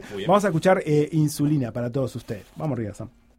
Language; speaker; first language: Spanish; native; Spanish